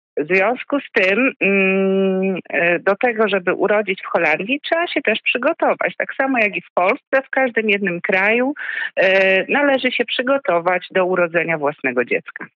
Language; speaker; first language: Polish; native; Polish